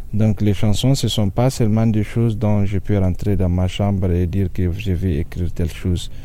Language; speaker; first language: French; non-native, local second language; Tamasheq